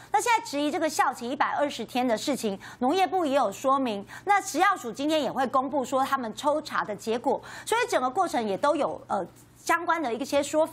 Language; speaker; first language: Chinese; native; Chinese